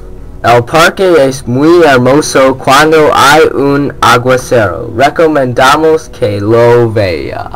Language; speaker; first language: Spanish; non-native, learner; English